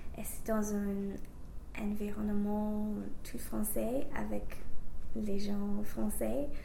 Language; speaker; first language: French; non-native, learner; English